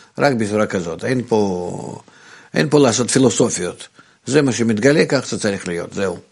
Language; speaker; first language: Hebrew; non-native, fluent; Russian